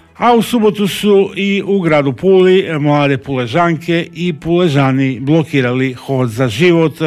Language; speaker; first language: Croatian; native; Croatian